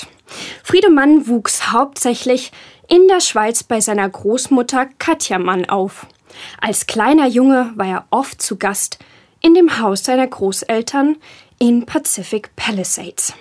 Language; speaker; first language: German; native; German